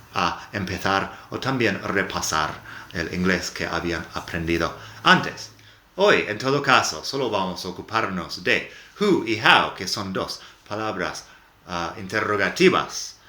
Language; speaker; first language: Spanish; non-native, fluent; English